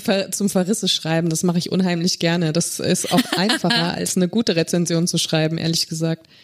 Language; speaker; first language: German; native; German